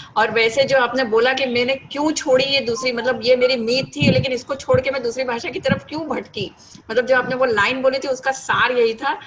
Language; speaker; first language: Hindi; native; Hindi